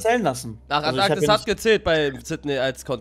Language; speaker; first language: German; native; German